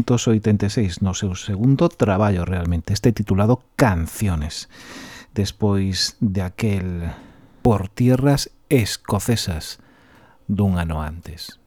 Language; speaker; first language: Galician; non-native, local second language; Spanish